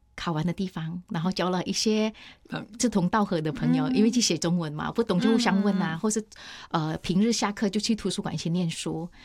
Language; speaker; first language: Chinese; non-native, fluent; Indonesian